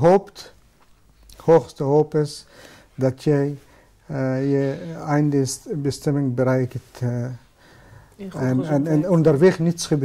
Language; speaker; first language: Dutch; non-native, fluent; Persian